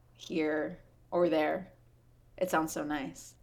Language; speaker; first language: English; native; English